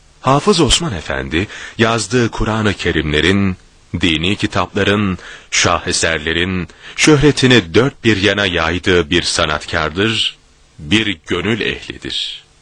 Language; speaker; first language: Turkish; native; Turkish